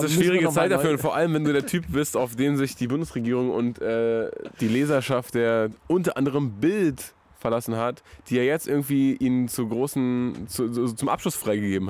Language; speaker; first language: German; native; German